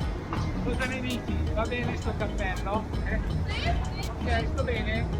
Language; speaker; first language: Italian; native; Italian